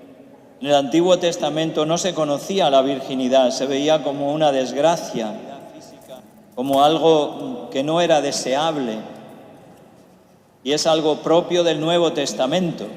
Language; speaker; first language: Spanish; native; Spanish